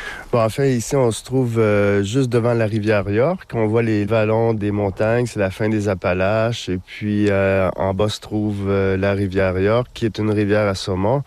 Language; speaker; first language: French; native; French